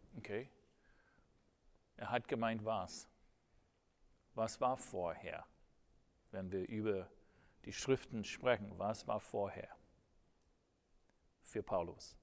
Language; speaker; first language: German; non-native, fluent; English